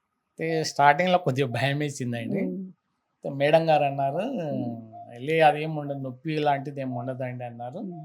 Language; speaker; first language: Telugu; native; Telugu